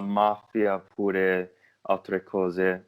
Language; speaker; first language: Italian; non-native, learner; English